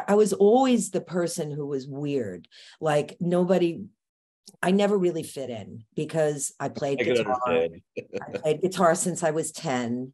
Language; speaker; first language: English; native; English